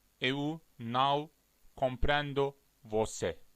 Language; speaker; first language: Portuguese; non-native, learner; Turkish